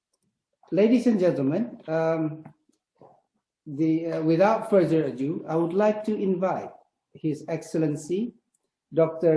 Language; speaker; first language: English; non-native, fluent; Indonesian